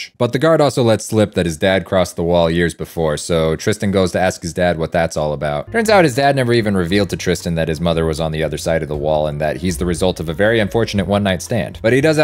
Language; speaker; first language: English; native; English